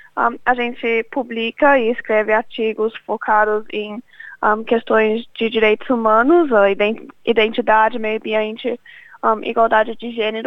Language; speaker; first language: Portuguese; early bilingual, other home language; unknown